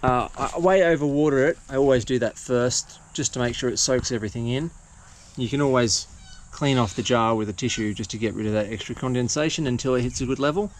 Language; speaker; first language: English; native; English